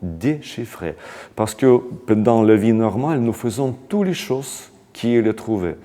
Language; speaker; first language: French; non-native, fluent; Russian